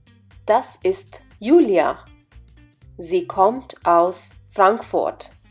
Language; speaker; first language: German; non-native, fluent; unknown